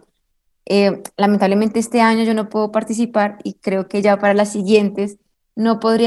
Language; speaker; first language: Spanish; native; Spanish